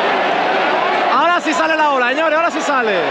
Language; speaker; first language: Spanish; native; Spanish